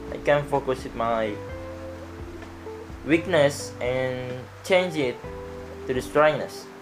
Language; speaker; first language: English; non-native, learner; Indonesian